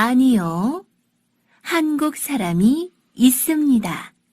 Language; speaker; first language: Korean; non-native, learner; Sinhala